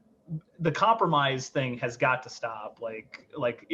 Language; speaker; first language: English; native; English